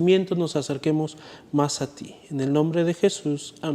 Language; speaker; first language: Spanish; native; Spanish